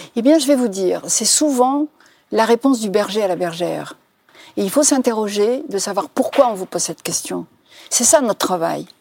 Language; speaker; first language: French; non-native, local second language; Arabic